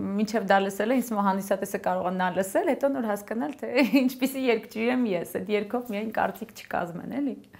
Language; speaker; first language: Armenian; early bilingual, heritage; Armenian